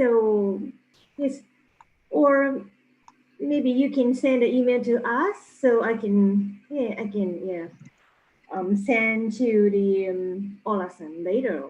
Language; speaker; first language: English; non-native, fluent; Japanese